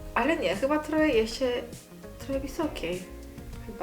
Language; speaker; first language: Polish; non-native, learner; Korean